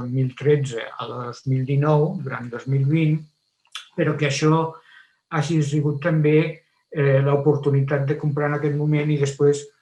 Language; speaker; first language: Catalan; native; Catalan